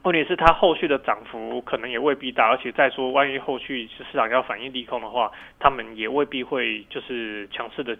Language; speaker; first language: Chinese; native; Chinese